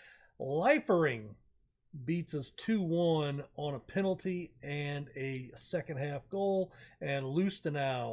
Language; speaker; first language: English; native; English